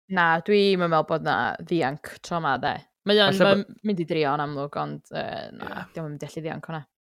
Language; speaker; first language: Welsh; native; Welsh